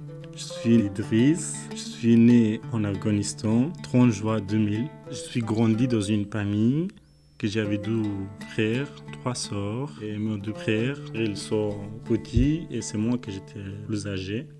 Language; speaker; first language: French; non-native, learner; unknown